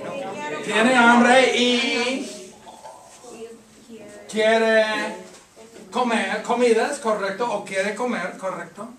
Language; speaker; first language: Spanish; non-native, fluent; English